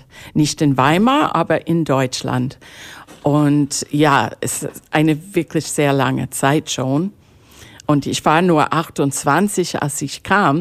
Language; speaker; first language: German; non-native, fluent; English